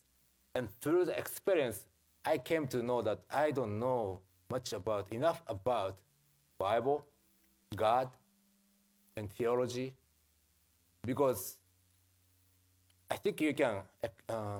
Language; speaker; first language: English; non-native, fluent; Japanese